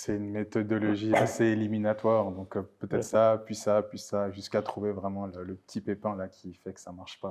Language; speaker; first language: French; native; French